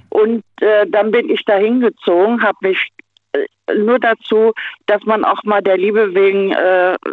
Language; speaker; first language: German; native; German